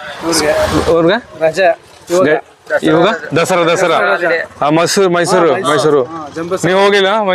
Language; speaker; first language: Kannada; non-native, learner; Malayalam